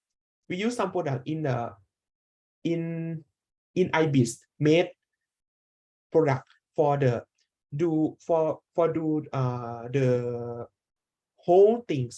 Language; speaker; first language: English; non-native, learner; Thai